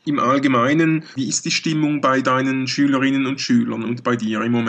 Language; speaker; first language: German; native; German